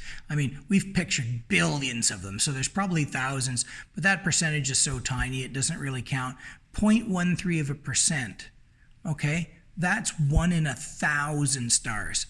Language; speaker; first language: English; native; English